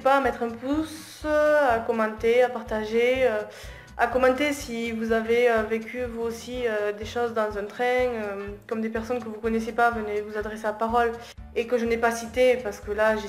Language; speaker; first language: French; native; French